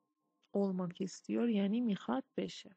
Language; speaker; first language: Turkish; non-native, fluent; Persian